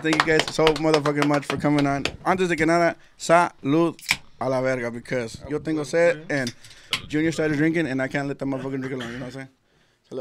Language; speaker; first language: English; early bilingual, other home language; Spanish